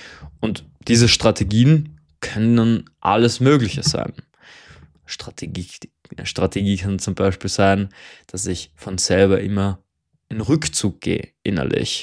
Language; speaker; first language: German; native; German